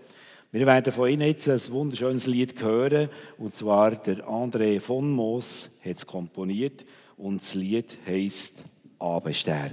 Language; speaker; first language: German; native; German